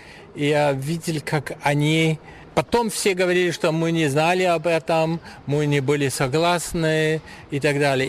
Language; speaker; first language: Russian; non-native, fluent; German